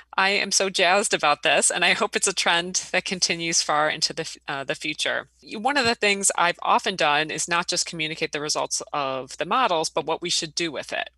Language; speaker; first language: English; native; English